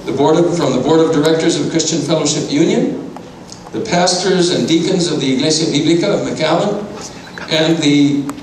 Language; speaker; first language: English; native; English